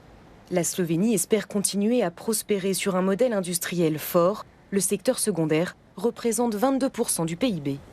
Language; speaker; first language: French; native; French